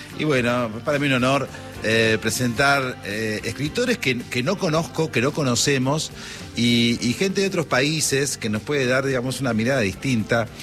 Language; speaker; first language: Spanish; native; Spanish